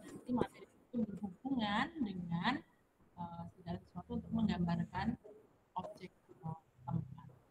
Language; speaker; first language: English; non-native, fluent; Indonesian